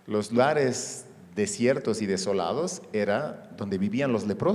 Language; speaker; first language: Spanish; native; Spanish